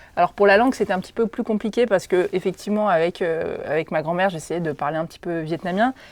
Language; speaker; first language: French; native; French